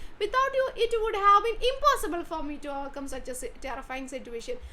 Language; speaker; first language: English; non-native, local second language; Malayalam